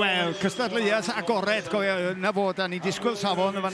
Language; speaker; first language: Welsh; native; Welsh